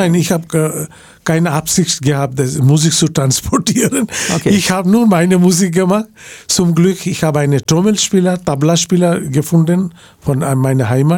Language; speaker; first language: German; non-native, learner; Bangla